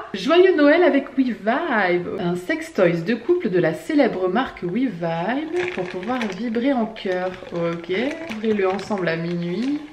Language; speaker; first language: French; native; French